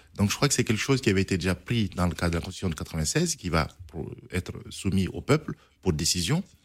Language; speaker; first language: French; non-native, local second language; Arabic